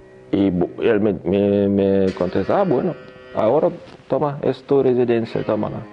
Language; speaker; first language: Spanish; non-native, learner; Russian